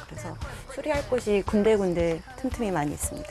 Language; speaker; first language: Korean; early bilingual, heritage; Korean